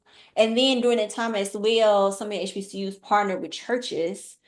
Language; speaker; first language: English; native; English